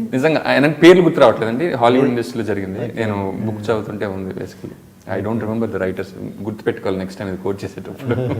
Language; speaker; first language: Telugu; native; Telugu